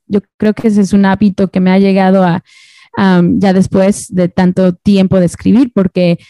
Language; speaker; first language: Spanish; native; Spanish